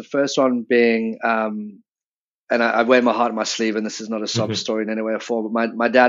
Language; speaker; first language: English; native; English